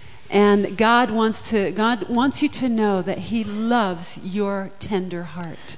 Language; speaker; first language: English; native; English